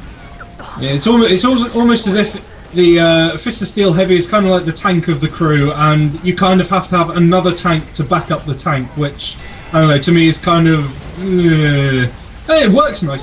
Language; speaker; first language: English; native; English